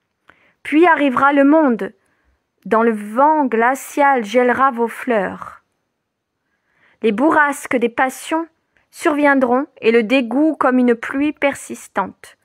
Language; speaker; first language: French; native; French